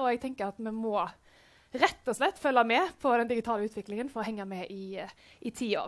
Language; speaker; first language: Norwegian; native; Norwegian